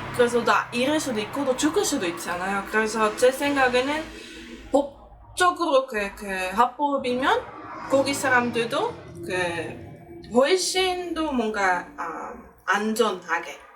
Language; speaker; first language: Korean; non-native, fluent; Dutch